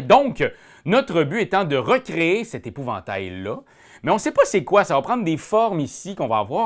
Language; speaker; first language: French; native; French